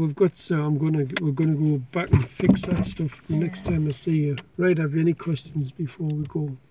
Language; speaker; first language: English; native; English